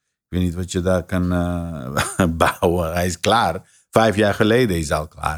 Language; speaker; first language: Dutch; non-native, fluent; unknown